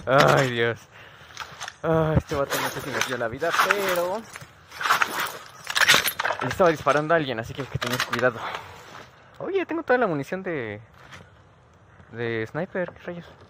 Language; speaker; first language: Spanish; native; Spanish